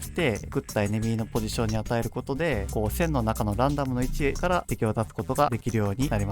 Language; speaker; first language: Japanese; native; Japanese